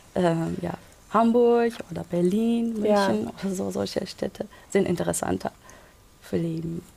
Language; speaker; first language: German; non-native, local second language; Persian